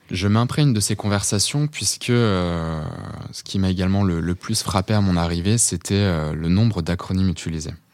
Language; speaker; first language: French; early bilingual, other home language; Portuguese